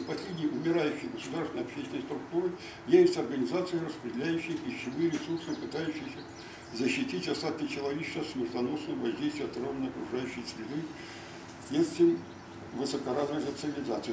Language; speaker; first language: Russian; native; Russian